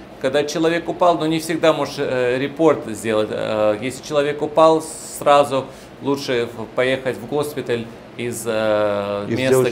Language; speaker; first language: Russian; early bilingual, heritage; Russian